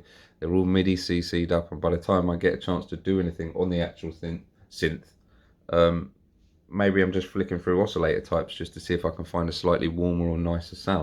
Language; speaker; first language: English; native; English